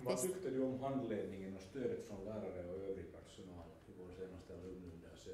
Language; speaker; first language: Swedish; non-native, local second language; Finnish